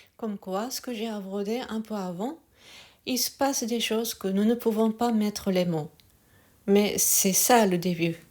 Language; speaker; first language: French; non-native, fluent; Japanese